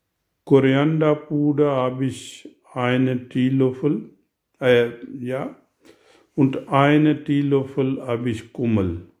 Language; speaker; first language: German; non-native, learner; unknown